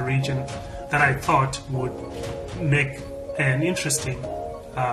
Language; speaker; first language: English; non-native, local second language; Shona